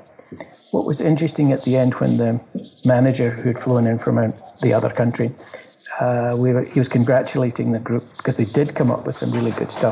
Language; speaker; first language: English; native; English